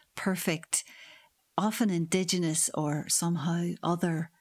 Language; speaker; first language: English; native; English